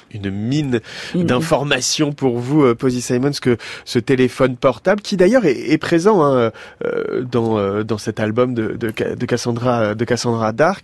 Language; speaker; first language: French; native; French